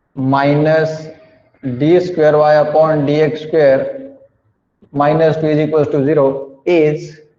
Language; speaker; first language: English; non-native, local second language; Marathi